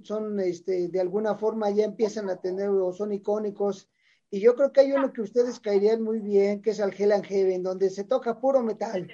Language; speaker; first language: Spanish; native; Spanish